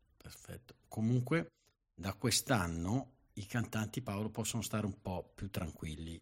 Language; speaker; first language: Italian; native; Italian